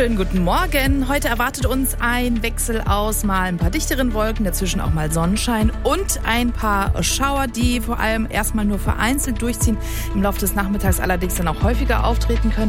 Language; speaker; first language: German; native; German